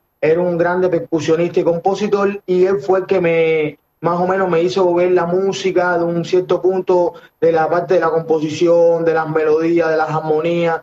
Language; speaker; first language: Spanish; native; Spanish